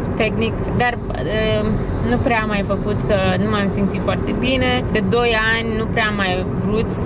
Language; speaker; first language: Romanian; early bilingual, heritage; Romanian